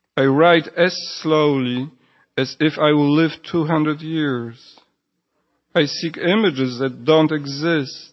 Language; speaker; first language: English; non-native, fluent; Polish